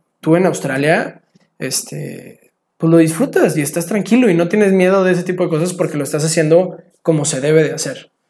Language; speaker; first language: Spanish; native; Spanish